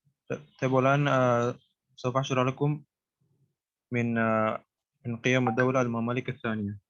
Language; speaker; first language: Arabic; non-native, learner; Indonesian